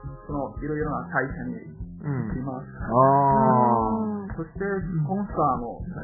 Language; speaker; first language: Japanese; non-native, learner; Italian